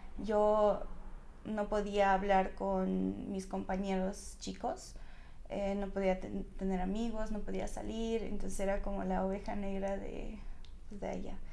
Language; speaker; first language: Spanish; non-native, fluent; Russian